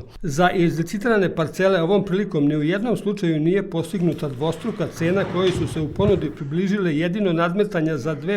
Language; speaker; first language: Serbian; native; Serbian